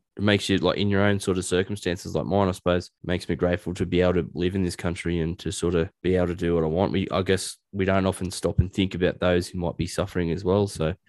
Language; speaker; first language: English; native; English